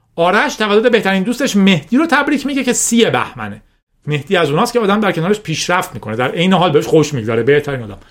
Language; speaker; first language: Persian; non-native, local second language; Azerbaijani